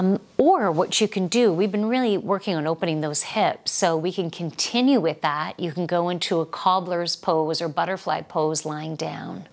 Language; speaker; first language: English; native; English